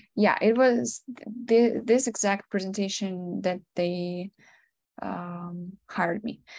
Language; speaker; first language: English; non-native, fluent; Ukrainian